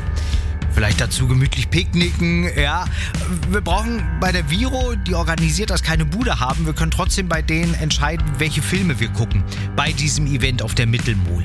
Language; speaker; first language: German; native; German